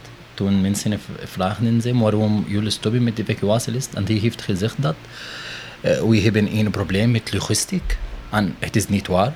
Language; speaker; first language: Dutch; non-native, learner; Arabic